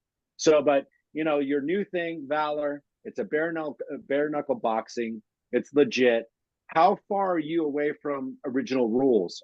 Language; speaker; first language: English; native; English